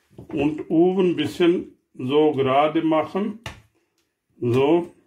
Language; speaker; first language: German; non-native, learner; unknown